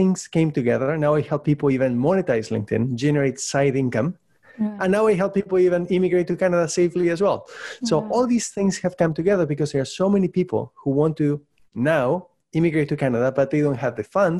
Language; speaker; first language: English; non-native, fluent; Spanish